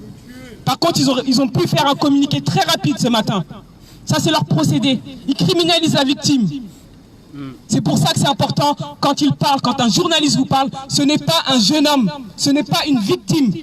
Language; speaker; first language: French; native; French